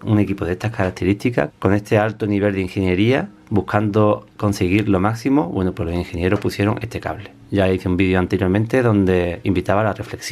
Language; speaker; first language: Spanish; native; Spanish